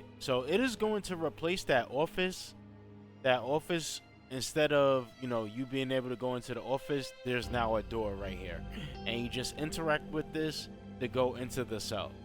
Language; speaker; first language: English; native; English